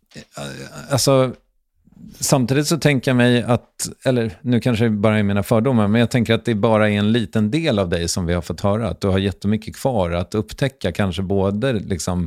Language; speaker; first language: Swedish; native; Swedish